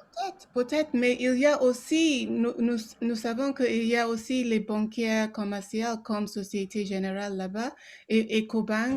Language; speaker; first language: French; non-native, local second language; Yoruba